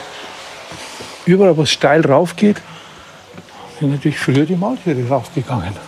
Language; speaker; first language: German; native; German